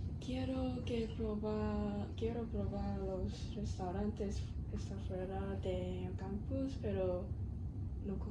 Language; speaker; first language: Spanish; non-native, learner; Cantonese